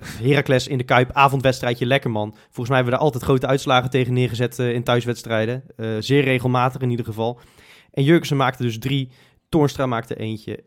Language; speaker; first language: Dutch; native; Dutch